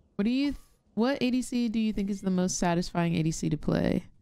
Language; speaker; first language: English; native; English